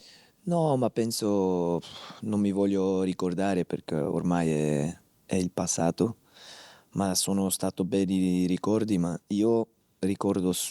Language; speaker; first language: Italian; non-native, fluent; Dutch